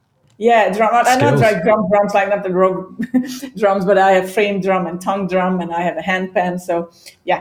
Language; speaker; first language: English; non-native, fluent; Hungarian